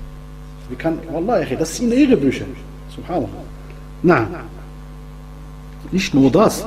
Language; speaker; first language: German; non-native, fluent; Arabic